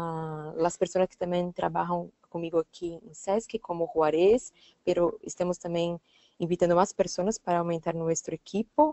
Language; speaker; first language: Spanish; non-native, learner; Portuguese